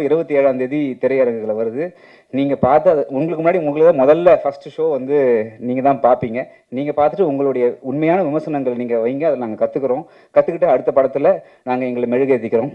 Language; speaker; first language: Tamil; native; Tamil